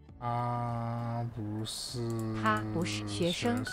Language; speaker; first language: Chinese; non-native, learner; English